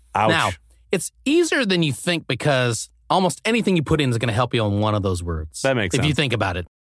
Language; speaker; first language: English; native; English